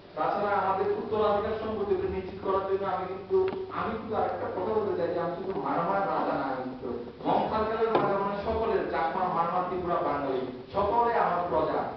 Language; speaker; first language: Bangla; non-native, local second language; Marma